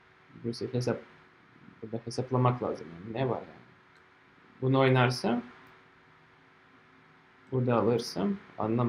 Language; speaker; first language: Turkish; non-native, fluent; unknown